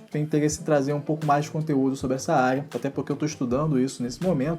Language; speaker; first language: Portuguese; native; Portuguese